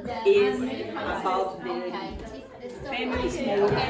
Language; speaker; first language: English; non-native, learner; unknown